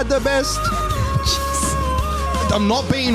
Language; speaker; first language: English; native; English